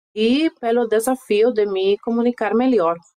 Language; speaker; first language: Portuguese; non-native, fluent; Spanish